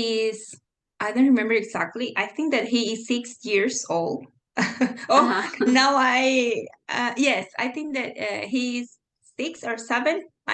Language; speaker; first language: English; non-native, fluent; Spanish